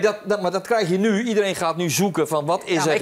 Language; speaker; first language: Dutch; native; Dutch